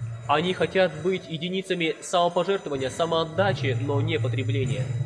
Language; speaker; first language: Russian; native; Russian